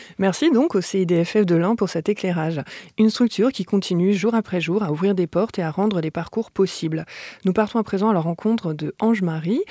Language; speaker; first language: French; native; French